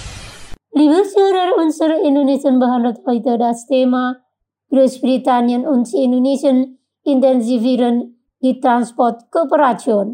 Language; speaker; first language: German; non-native, fluent; Indonesian